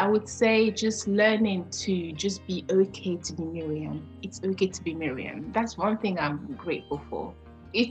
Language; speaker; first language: English; non-native, fluent; French